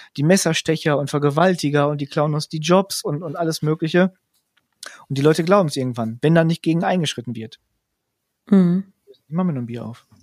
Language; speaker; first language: German; native; German